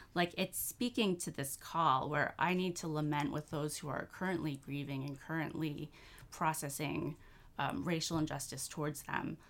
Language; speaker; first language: English; native; English